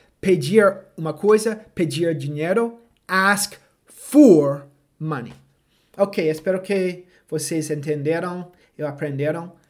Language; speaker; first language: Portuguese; non-native, fluent; English